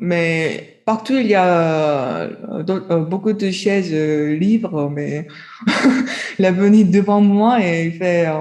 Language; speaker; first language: French; non-native, learner; Chinese